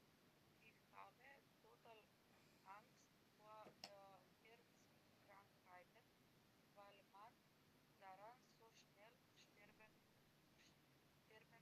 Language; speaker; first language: German; non-native, learner; Macedonian